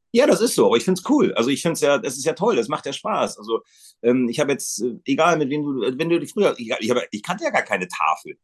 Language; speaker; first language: German; native; German